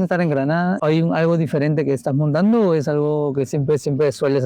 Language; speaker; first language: Spanish; native; Spanish